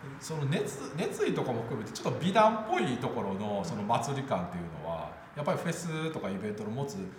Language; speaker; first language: Japanese; native; Japanese